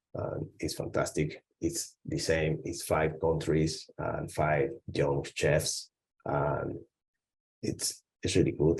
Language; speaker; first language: English; non-native, learner; Spanish